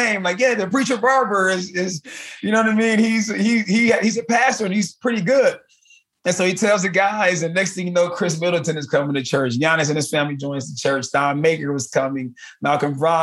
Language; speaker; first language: English; native; English